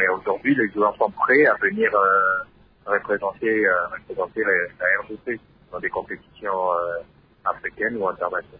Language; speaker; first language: French; non-native, local second language; Lingala